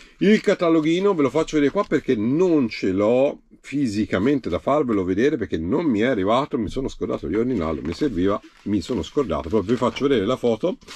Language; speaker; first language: Italian; native; Italian